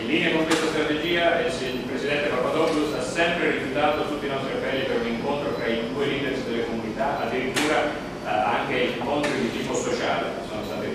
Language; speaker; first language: Italian; native; Italian